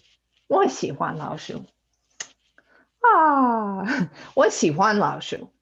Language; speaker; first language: Chinese; non-native, fluent; English